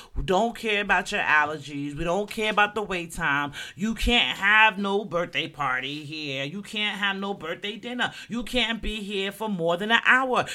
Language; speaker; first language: English; native; English